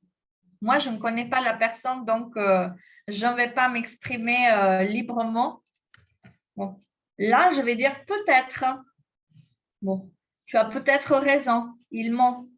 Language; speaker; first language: French; non-native, fluent; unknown